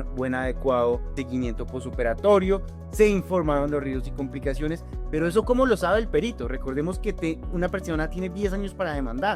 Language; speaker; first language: Spanish; native; Spanish